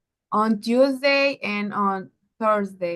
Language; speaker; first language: English; non-native, learner; Spanish